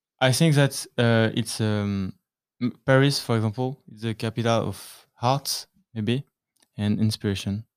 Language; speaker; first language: English; non-native, learner; French